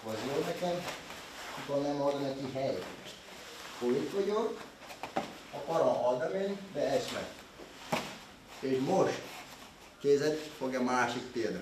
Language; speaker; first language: Hungarian; non-native, learner; Portuguese